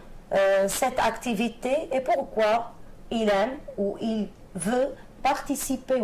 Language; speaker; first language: French; non-native, fluent; Arabic